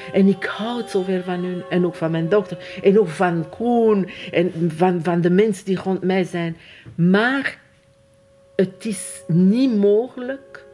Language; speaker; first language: Dutch; non-native, fluent; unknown